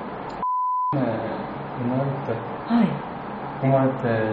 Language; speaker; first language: Japanese; non-native, learner; Korean